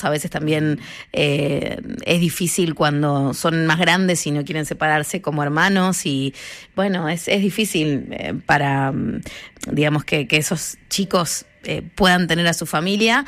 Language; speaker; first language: Spanish; native; Spanish